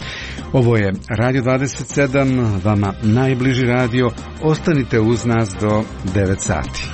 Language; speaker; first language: Croatian; native; Croatian